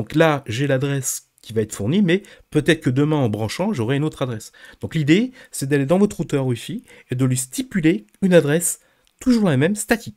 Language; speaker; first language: French; native; French